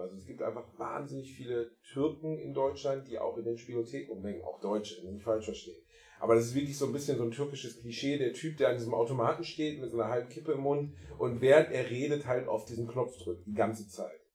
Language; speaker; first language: German; native; German